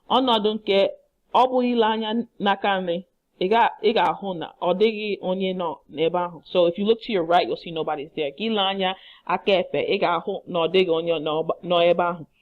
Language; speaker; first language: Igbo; non-native, learner; English